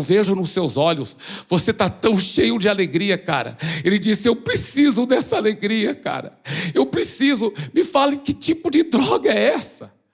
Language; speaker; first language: Portuguese; early bilingual, other home language; English